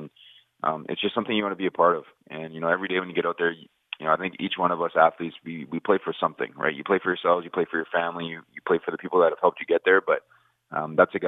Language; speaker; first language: English; native; English